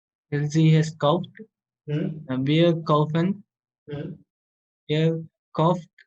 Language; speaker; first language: German; non-native, learner; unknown